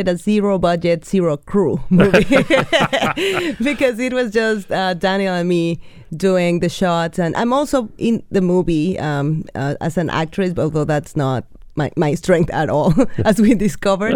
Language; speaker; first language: English; non-native, fluent; Spanish